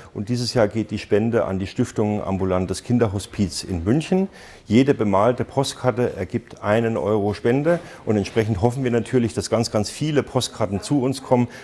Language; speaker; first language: German; native; German